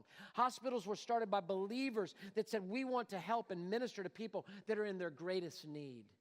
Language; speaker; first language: English; native; English